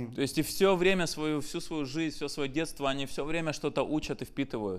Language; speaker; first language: Russian; native; Russian